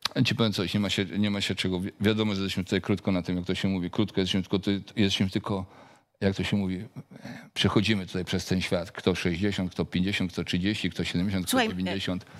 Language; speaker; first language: Polish; native; Polish